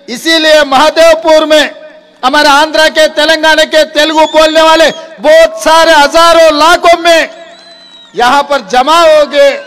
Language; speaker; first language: Hindi; non-native, local second language; Telugu